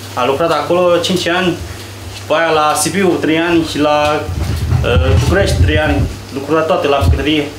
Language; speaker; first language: Romanian; non-native, learner; Chinese